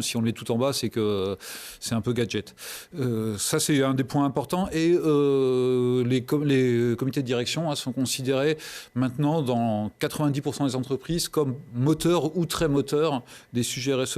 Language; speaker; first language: French; native; French